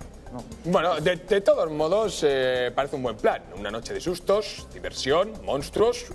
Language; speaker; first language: Spanish; native; Spanish